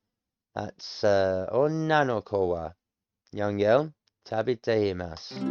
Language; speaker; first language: Japanese; non-native, learner; English